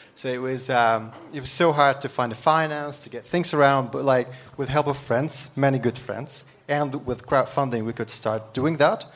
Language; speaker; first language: English; non-native, fluent; Arabic